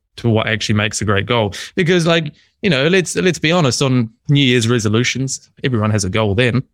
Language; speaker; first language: English; native; English